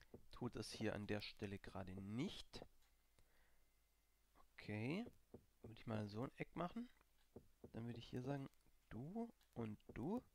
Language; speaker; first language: German; native; German